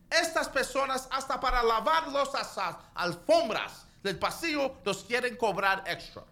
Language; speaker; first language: Spanish; early bilingual, other home language; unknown